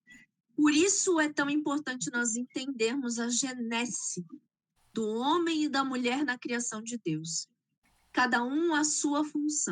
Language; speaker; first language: Portuguese; native; Portuguese